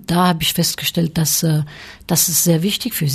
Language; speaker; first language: German; early bilingual, heritage; French